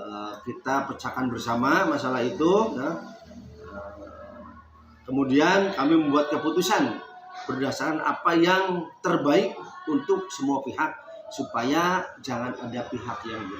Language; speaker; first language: Indonesian; native; Indonesian